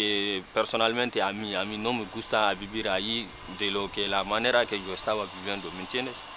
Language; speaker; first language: Spanish; non-native, learner; Bambara